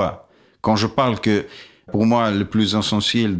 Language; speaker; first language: French; non-native, fluent; Russian